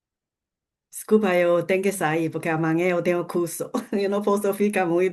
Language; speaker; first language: Portuguese; non-native, learner; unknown